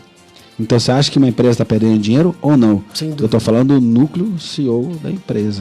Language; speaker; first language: Portuguese; native; Portuguese